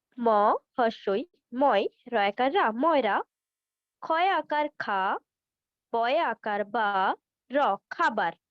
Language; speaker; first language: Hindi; non-native, local second language; Bangla